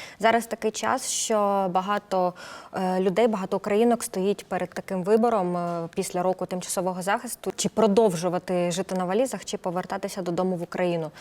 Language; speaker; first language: Ukrainian; native; Ukrainian